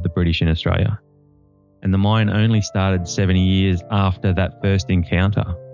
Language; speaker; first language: English; native; English